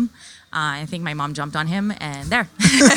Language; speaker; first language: English; non-native, local second language; French